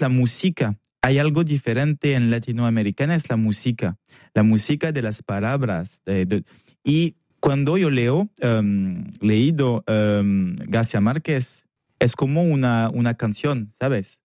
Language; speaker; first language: Spanish; non-native, learner; French